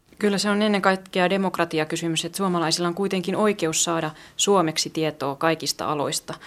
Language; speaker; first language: Finnish; native; Finnish